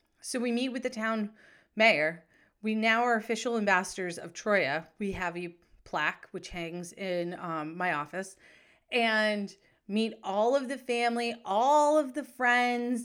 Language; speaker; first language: English; native; English